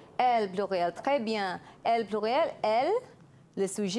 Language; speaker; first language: French; non-native, fluent; Malay